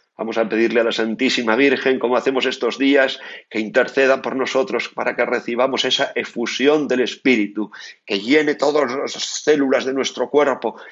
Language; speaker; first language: Spanish; native; Spanish